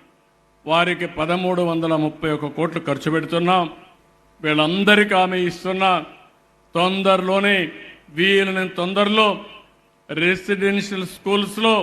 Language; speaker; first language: Telugu; native; Telugu